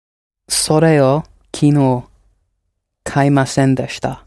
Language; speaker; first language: Japanese; non-native, learner; English